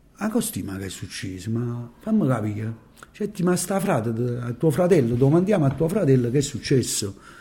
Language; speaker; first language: Italian; native; Italian